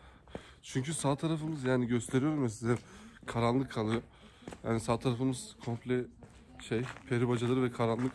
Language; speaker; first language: Turkish; native; Turkish